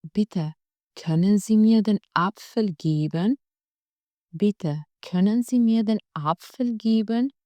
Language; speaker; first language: German; non-native, fluent; Albanian